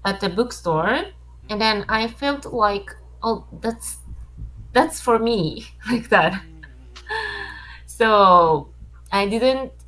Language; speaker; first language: English; non-native, learner; Japanese